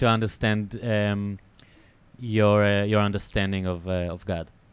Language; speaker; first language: English; non-native, fluent; Hebrew